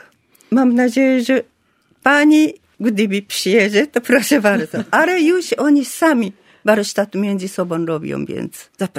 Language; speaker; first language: Polish; non-native, learner; Japanese